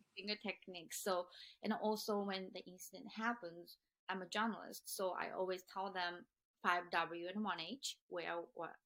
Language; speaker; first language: English; non-native, fluent; Japanese